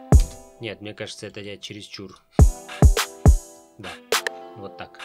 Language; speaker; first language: Russian; native; Russian